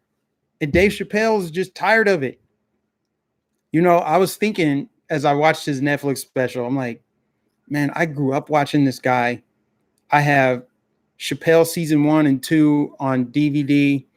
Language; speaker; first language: English; native; English